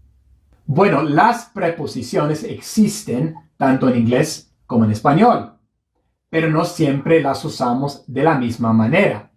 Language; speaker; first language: Spanish; non-native, fluent; English